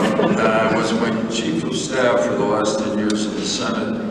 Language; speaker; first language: English; native; English